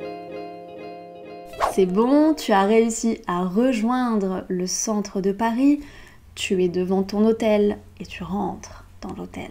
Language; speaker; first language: French; native; French